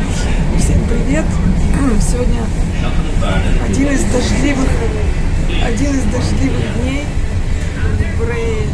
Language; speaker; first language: Russian; native; Russian